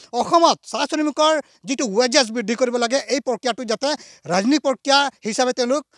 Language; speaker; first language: Assamese; non-native, local second language; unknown